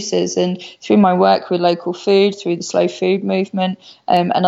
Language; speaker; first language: English; native; English